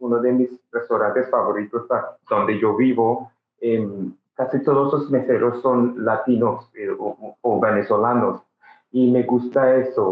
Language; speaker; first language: Spanish; non-native, fluent; English